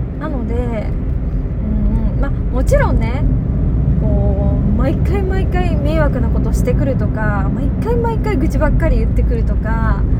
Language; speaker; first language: Japanese; native; Japanese